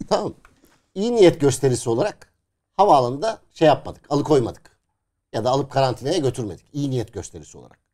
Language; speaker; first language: Turkish; native; Turkish